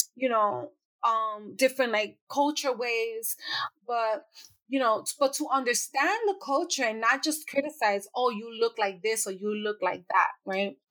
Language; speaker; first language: English; native; English